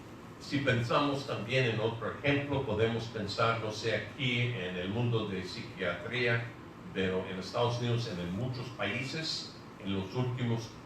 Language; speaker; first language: Spanish; non-native, fluent; English